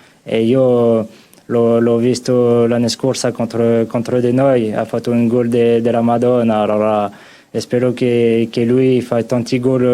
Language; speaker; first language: Italian; non-native, fluent; French